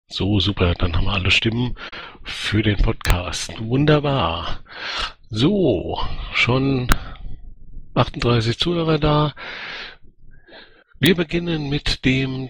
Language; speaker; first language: German; native; German